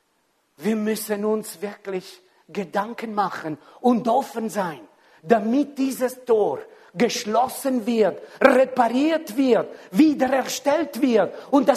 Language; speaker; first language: German; non-native, fluent; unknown